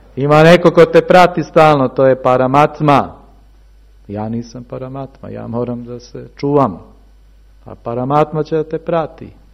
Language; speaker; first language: Serbian; early bilingual, heritage; Serbian